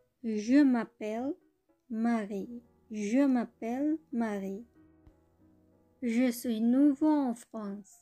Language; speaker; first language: French; non-native, learner; Bangla